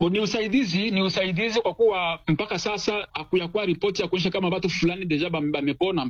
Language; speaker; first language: Swahili; native; Swahili